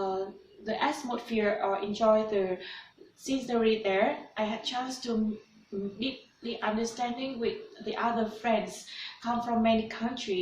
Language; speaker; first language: English; non-native, learner; Vietnamese